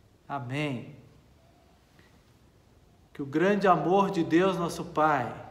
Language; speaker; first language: Portuguese; native; Portuguese